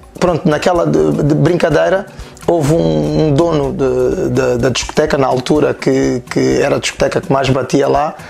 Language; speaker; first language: Portuguese; native; Portuguese